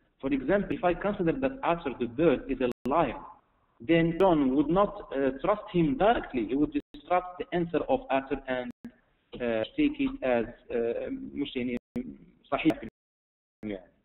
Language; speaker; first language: English; non-native, fluent; Arabic